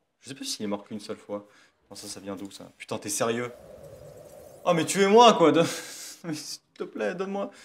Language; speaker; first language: French; native; French